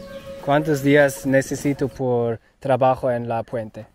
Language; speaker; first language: Spanish; non-native, learner; German